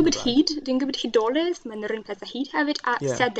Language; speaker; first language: Welsh; non-native, learner; Russian